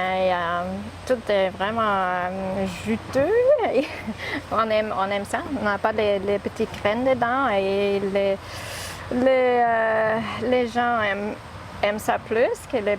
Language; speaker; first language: French; non-native, learner; English